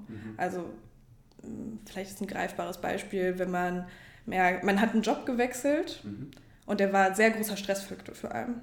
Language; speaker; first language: German; native; German